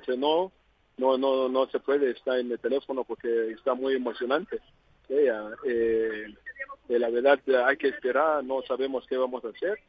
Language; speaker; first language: Spanish; non-native, learner; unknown